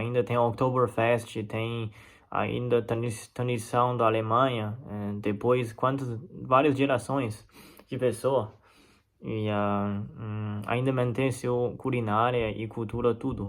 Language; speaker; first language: Portuguese; non-native, fluent; Chinese